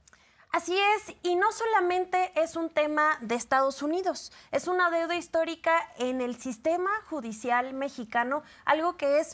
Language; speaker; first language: Spanish; native; Spanish